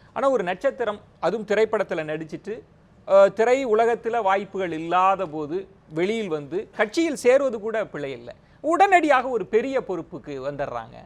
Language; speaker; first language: Tamil; native; Tamil